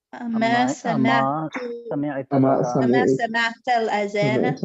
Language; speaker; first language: Arabic; non-native, learner; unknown